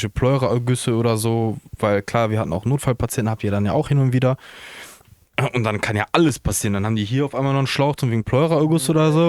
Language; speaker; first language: German; native; German